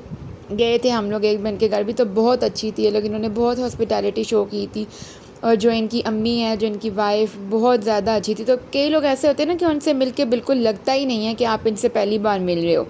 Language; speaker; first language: Urdu; native; Urdu